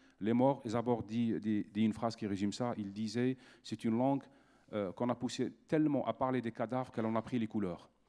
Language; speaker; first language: French; non-native, local second language; Arabic